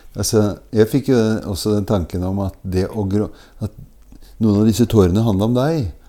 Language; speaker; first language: Norwegian; native; Norwegian